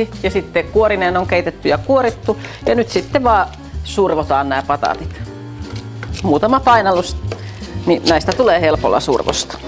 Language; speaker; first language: Finnish; native; Finnish